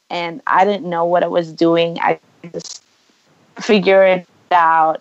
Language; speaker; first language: English; non-native, local second language; Cebuano